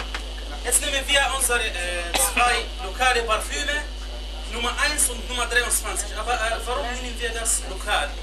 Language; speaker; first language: German; non-native, fluent; Arabic